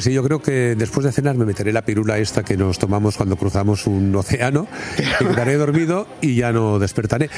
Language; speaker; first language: Spanish; native; Spanish